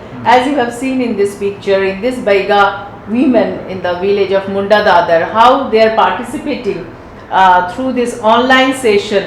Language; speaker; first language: English; non-native, local second language; Bangla